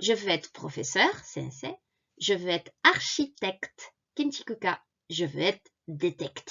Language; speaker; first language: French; non-native, fluent; Japanese